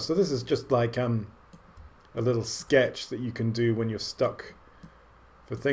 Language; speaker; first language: English; native; English